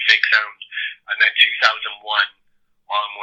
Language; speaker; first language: English; native; English